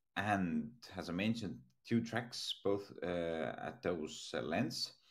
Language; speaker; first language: English; non-native, fluent; Estonian